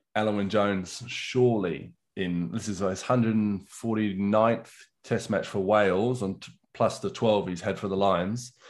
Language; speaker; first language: English; native; English